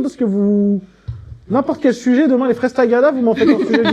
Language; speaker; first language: French; native; French